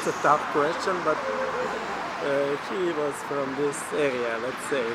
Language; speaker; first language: English; non-native, fluent; Macedonian